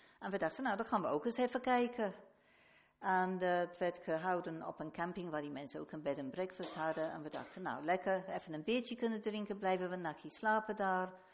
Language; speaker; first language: Dutch; non-native, fluent; English